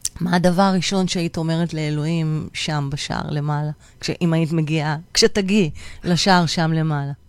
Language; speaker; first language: Hebrew; native; Hebrew